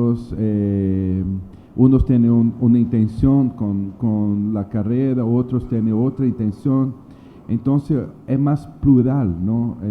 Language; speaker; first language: Spanish; non-native, learner; Portuguese